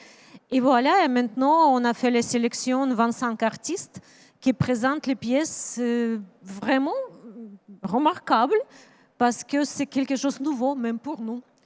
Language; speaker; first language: French; non-native, learner; Ukrainian